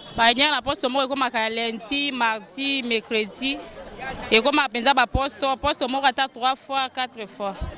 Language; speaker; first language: Lingala; native; Lingala